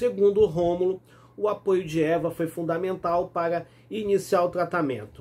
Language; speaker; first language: Portuguese; native; Portuguese